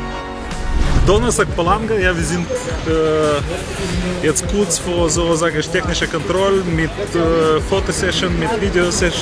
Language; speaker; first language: German; non-native, learner; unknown